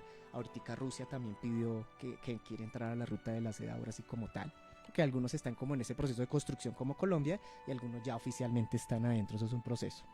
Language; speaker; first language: Spanish; native; Spanish